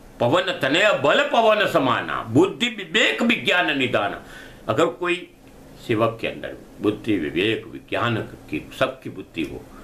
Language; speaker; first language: Hindi; non-native, local second language; Gujarati